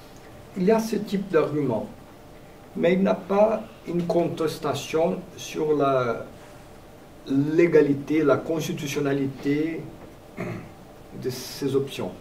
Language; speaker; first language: French; non-native, fluent; Portuguese